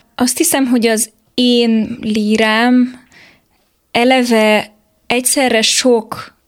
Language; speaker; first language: Hungarian; native; Hungarian